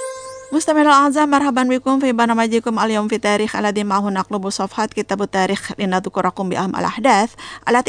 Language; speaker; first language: Arabic; non-native, fluent; Indonesian